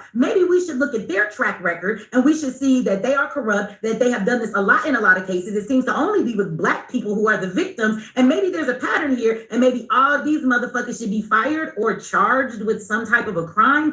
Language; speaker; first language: English; native; English